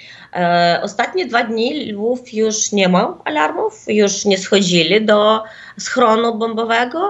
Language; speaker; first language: Polish; non-native, fluent; Ukrainian